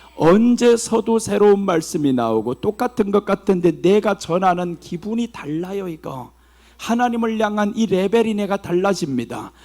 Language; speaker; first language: Korean; early bilingual, heritage; Korean